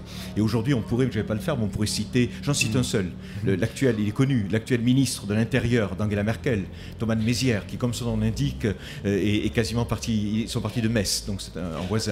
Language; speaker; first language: French; native; French